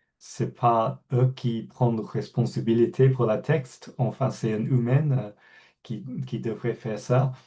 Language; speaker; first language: French; non-native, fluent; English